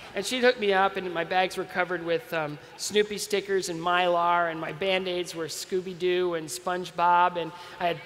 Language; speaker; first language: English; native; English